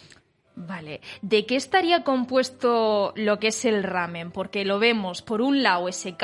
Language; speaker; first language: Spanish; native; Spanish